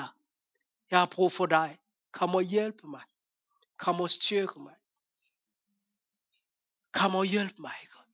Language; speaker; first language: Danish; non-native, fluent; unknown